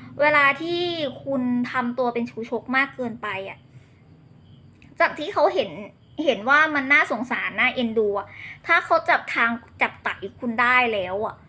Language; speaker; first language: Thai; native; Thai